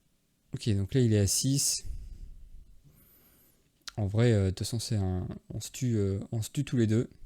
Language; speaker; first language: French; native; French